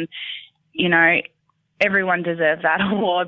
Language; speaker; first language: English; native; English